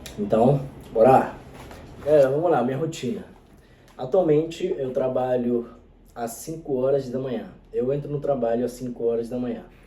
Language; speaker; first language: Portuguese; non-native, fluent; Spanish